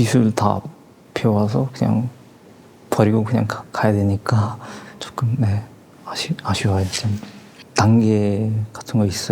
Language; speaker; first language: Korean; non-native, learner; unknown